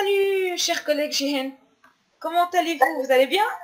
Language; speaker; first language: French; non-native, local second language; Arabic